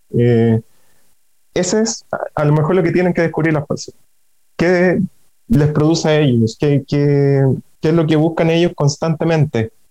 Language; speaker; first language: Spanish; native; Spanish